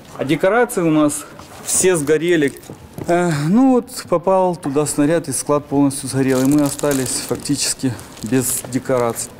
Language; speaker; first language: Russian; native; Russian